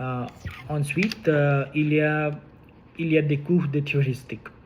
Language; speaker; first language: French; non-native, learner; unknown